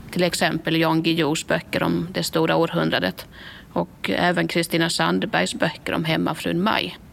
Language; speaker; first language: Swedish; native; Swedish